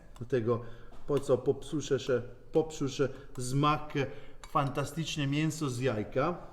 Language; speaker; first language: Polish; non-native, learner; Italian